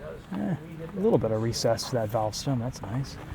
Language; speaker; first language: English; native; English